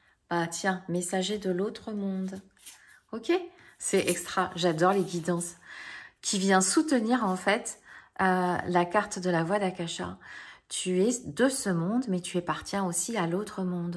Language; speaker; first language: French; native; French